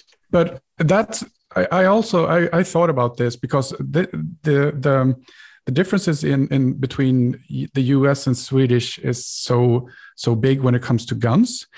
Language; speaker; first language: English; non-native, fluent; Swedish